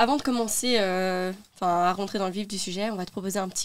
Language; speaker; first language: French; native; French